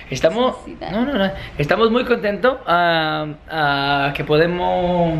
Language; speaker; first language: Spanish; non-native, learner; English